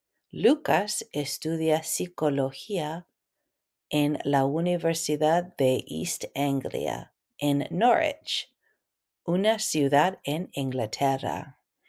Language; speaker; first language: Spanish; non-native, fluent; English